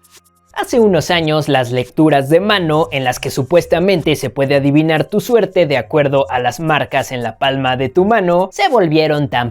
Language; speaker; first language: Spanish; native; Spanish